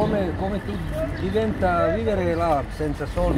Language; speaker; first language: Italian; non-native, learner; Serbian